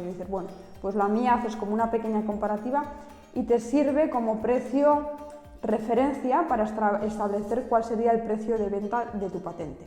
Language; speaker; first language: Spanish; native; Spanish